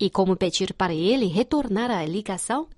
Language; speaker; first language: Portuguese; non-native, fluent; Chinese